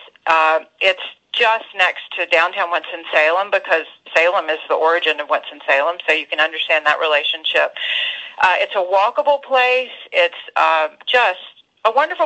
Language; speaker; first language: English; native; English